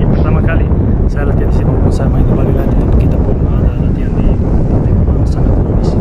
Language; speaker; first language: Indonesian; non-native, fluent; Serbian